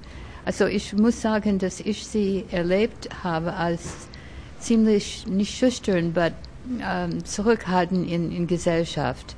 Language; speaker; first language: German; early bilingual, other home language; French